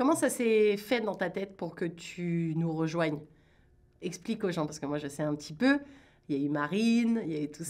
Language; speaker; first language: French; native; French